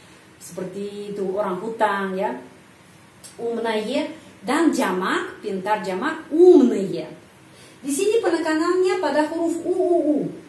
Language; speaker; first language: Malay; non-native, fluent; Russian